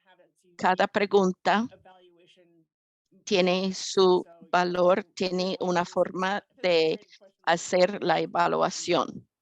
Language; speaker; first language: Spanish; non-native, fluent; English